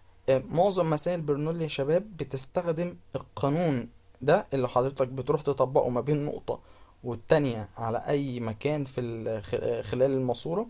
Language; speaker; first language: Arabic; native; Arabic